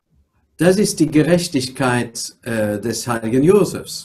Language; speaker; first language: German; non-native, local second language; Luxembourgish